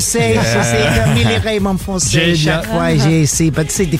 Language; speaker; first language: French; non-native, learner; English